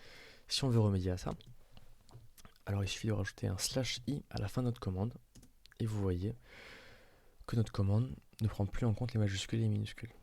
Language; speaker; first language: French; native; French